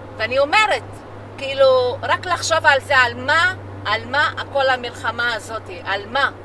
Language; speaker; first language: Hebrew; non-native, local second language; Arabic